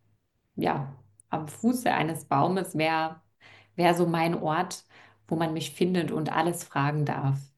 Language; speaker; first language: German; native; German